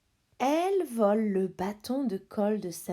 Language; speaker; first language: French; non-native, fluent; English